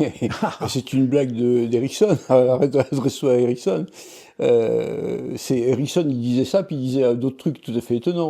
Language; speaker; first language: French; native; French